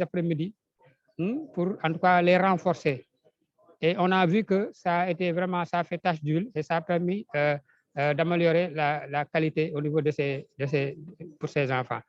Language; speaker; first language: French; non-native, local second language; Wolof